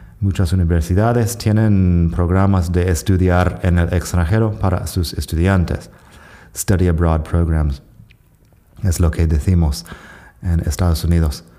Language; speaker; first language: Spanish; non-native, fluent; English